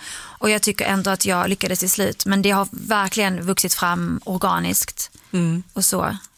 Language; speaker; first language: Swedish; early bilingual, other home language; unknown